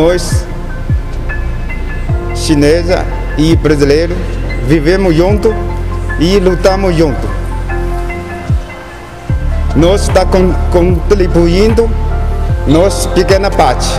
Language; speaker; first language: Portuguese; non-native, learner; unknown